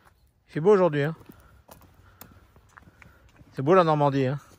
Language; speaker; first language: French; native; French